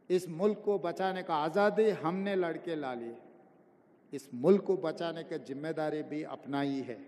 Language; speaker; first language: Hindi; non-native, local second language; Telugu